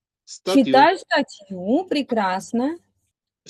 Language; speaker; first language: Russian; non-native, fluent; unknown